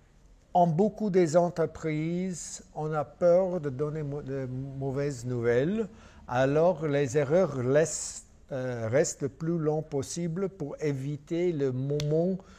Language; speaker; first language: French; non-native, fluent; English